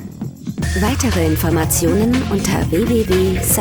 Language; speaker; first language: German; native; German